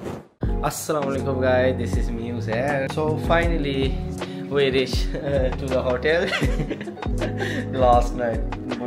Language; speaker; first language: English; non-native, learner; Urdu